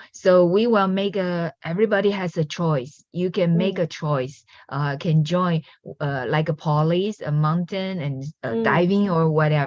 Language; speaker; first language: English; non-native, learner; Chinese